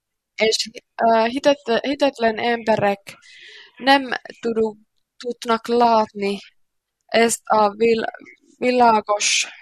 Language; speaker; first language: Hungarian; non-native, learner; Finnish